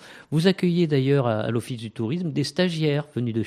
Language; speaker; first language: French; native; French